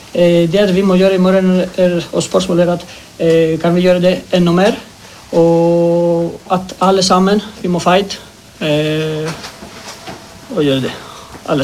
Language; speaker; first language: Norwegian; non-native, learner; Greek